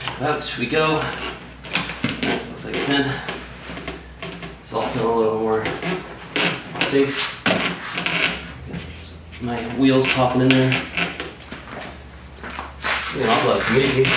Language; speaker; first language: English; native; English